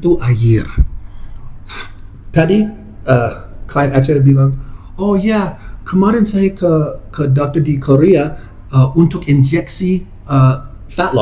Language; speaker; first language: Indonesian; non-native, fluent; English